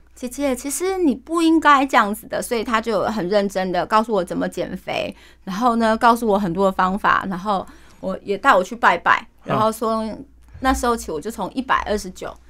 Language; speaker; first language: Chinese; native; Chinese